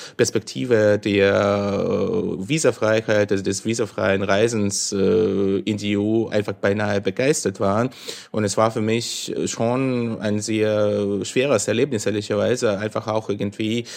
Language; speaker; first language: German; non-native, fluent; Russian